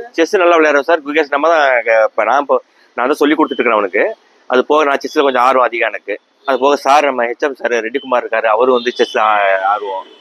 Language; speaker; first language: Tamil; non-native, local second language; Urdu